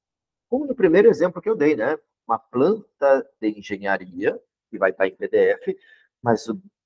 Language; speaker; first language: Portuguese; native; Portuguese